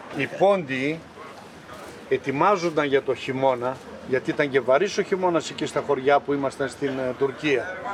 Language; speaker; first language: Greek; native; Greek